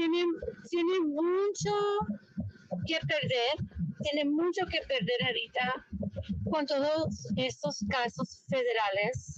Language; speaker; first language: Spanish; early bilingual, heritage; Spanish